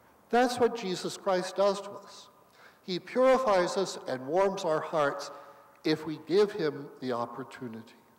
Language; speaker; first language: English; native; English